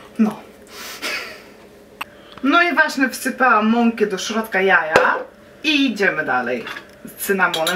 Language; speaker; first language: Polish; non-native, learner; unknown